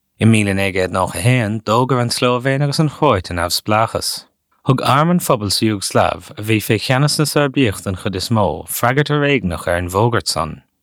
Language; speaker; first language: Irish; native; Irish